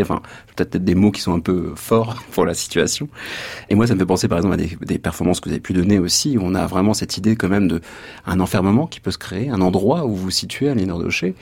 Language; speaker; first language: French; native; French